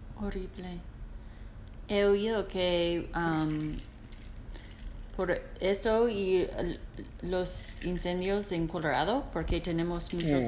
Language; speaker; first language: Spanish; non-native, learner; English